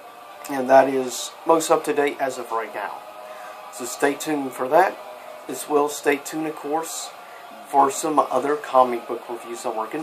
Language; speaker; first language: English; native; English